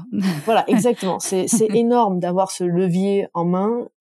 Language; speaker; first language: French; native; French